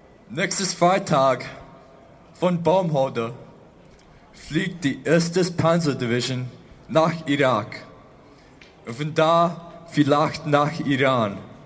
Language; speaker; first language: German; non-native, learner; English